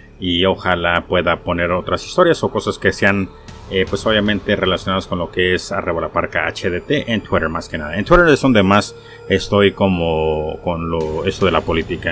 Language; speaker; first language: Spanish; native; Spanish